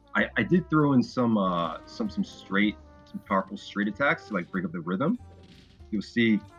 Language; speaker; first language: English; native; English